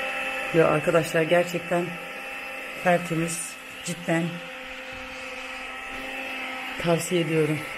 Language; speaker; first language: Turkish; early bilingual, heritage; Turkish